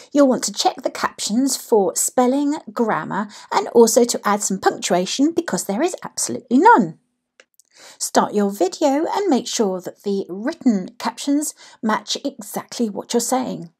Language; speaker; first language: English; native; English